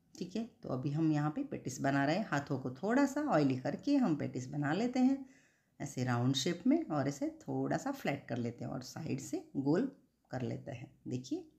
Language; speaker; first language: Hindi; non-native, local second language; Gujarati